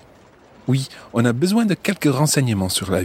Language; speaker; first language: French; non-native, fluent; English